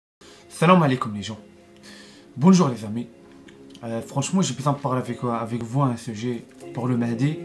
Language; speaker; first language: French; non-native, learner; Arabic